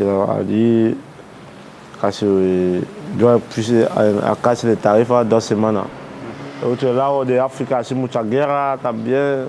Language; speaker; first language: Spanish; non-native, learner; Arabic